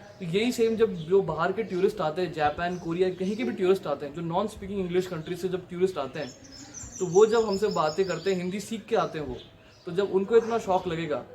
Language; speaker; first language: Hindi; native; Hindi